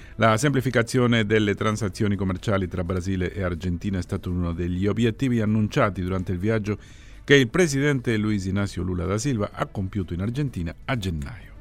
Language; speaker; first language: Italian; non-native, fluent; Spanish